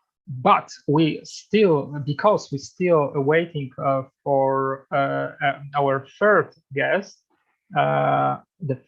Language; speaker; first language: English; non-native, fluent; Polish